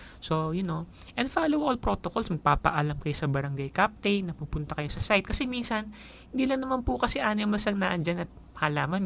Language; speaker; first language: Filipino; native; Filipino